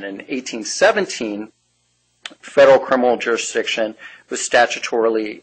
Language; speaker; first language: English; native; English